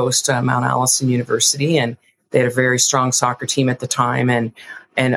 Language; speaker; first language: English; native; English